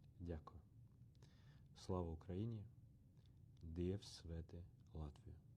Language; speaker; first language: Ukrainian; non-native, learner; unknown